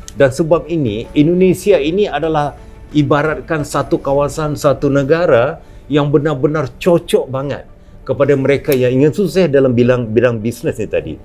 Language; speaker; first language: Malay; native; Malay